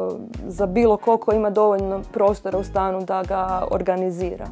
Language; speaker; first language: Croatian; native; Croatian